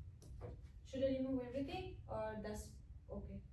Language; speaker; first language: English; non-native, fluent; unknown